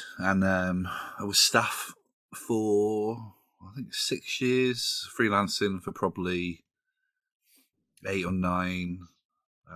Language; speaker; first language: English; native; English